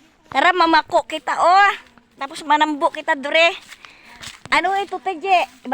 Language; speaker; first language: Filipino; non-native, local second language; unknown